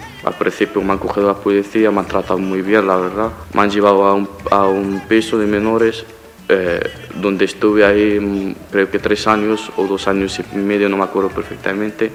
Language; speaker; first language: Spanish; non-native, fluent; Arabic